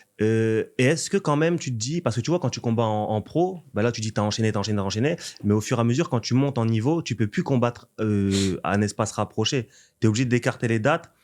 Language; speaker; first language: French; native; French